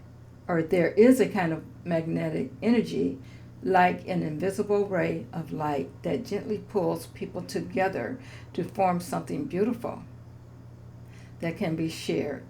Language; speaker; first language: English; native; English